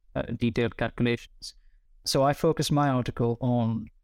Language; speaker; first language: English; non-native, local second language; Hindi